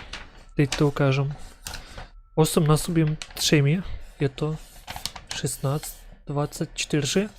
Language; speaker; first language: Czech; non-native, learner; Ukrainian